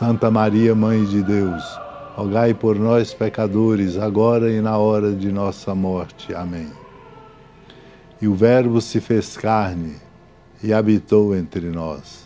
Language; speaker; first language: Portuguese; native; Portuguese